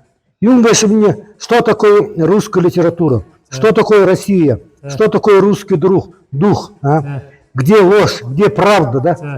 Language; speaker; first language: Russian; non-native, local second language; Buriat